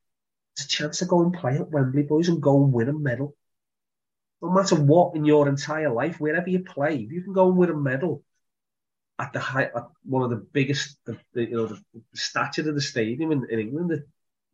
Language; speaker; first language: English; native; English